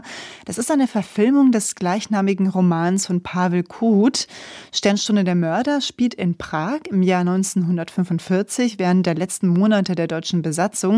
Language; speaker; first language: German; native; German